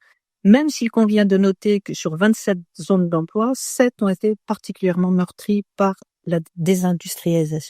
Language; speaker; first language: French; native; French